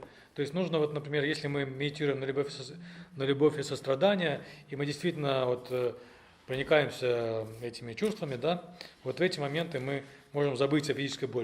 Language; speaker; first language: Russian; native; Russian